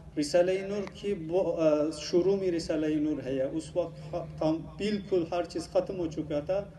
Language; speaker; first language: Urdu; non-native, learner; Turkish